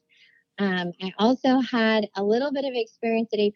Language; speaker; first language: English; native; English